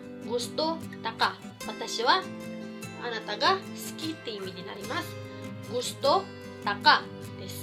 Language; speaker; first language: Japanese; non-native, fluent; Cebuano